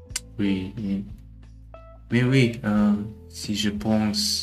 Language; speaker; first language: French; non-native, learner; German